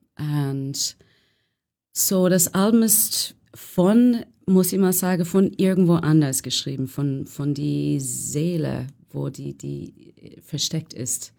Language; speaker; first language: German; non-native, learner; English